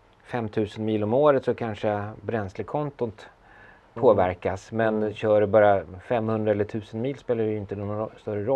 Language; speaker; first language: Swedish; native; Swedish